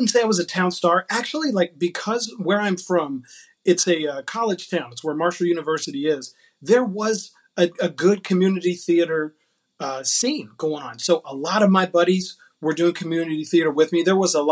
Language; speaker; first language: English; native; English